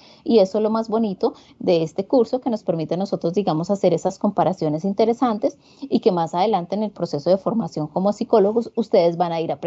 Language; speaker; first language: Spanish; native; Spanish